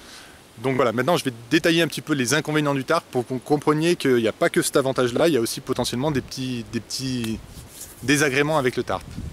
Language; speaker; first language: French; native; French